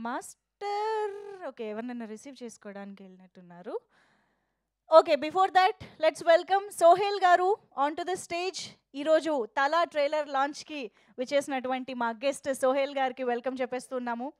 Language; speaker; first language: Telugu; native; Telugu